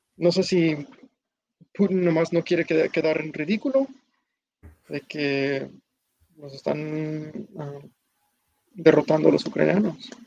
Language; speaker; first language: Spanish; early bilingual, heritage; Spanish